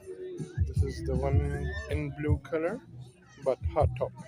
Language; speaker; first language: English; non-native, local second language; Urdu